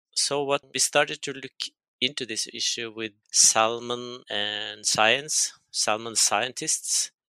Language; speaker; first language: English; non-native, fluent; Norwegian